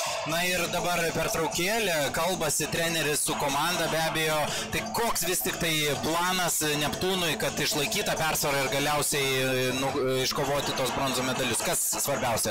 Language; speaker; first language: Lithuanian; native; Lithuanian